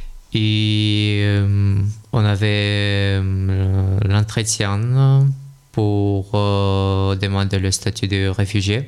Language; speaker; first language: French; non-native, learner; Russian